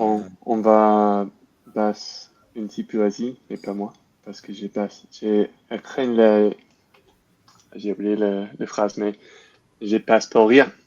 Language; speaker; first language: French; non-native, learner; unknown